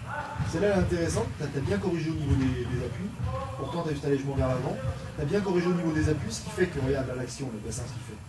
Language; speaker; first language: French; native; French